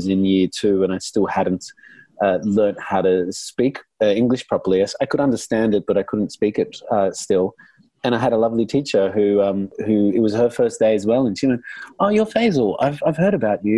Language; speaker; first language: English; non-native, local second language; Arabic